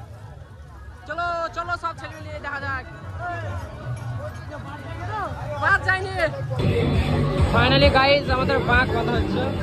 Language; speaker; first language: Hindi; non-native, local second language; Bangla